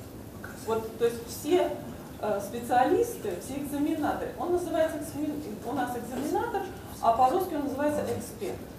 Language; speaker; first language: Russian; native; Russian